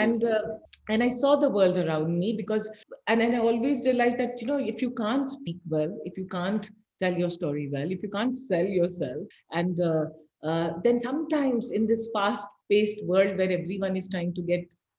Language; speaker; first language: English; non-native, local second language; Hindi